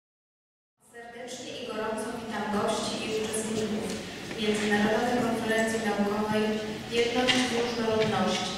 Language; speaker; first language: Polish; native; Polish